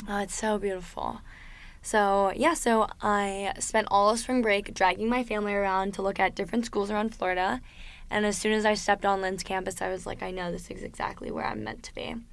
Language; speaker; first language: English; native; English